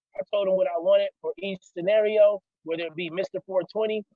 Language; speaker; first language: English; native; English